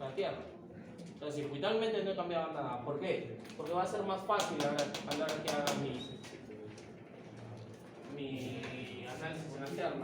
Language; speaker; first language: Spanish; native; Spanish